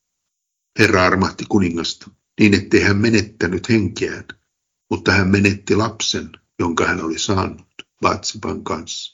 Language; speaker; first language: Finnish; native; Finnish